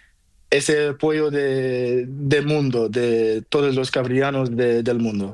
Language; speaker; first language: Spanish; non-native, learner; Portuguese